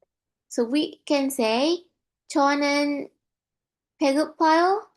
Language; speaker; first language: Korean; non-native, learner; English